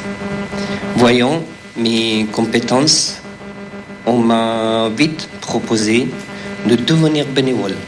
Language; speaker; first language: French; non-native, fluent; Persian